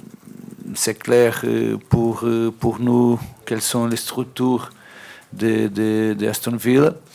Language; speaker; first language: French; non-native, fluent; Portuguese